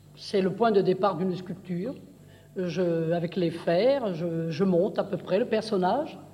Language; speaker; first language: French; native; French